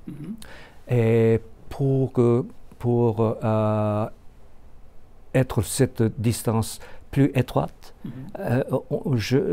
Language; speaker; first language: French; non-native, learner; Japanese